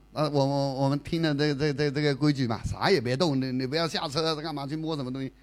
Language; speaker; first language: Chinese; native; Chinese